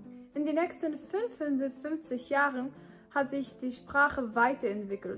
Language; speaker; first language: German; non-native, fluent; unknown